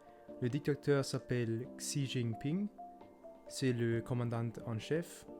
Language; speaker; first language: French; non-native, learner; German